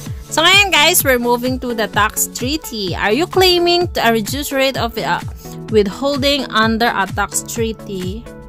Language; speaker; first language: English; non-native, local second language; Filipino